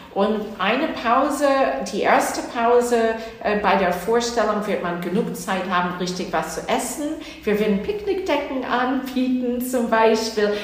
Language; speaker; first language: German; non-native, fluent; English